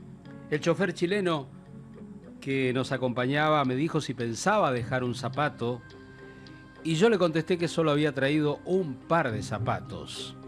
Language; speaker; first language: Spanish; native; Spanish